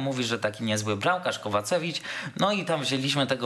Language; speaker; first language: Polish; native; Polish